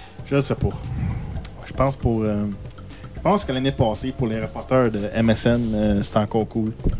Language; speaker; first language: French; native; French